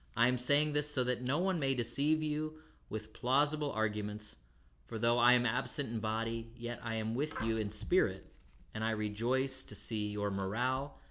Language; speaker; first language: English; native; English